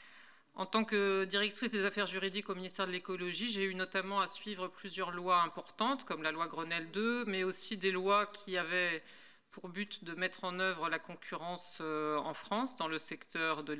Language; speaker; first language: French; native; French